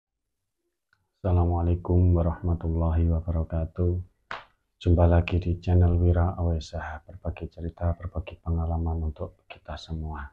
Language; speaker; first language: Indonesian; native; Indonesian